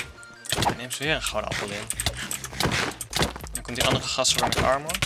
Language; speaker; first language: Dutch; native; Dutch